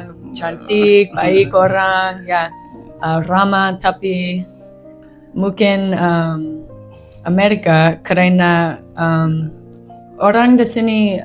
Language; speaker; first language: Indonesian; non-native, learner; English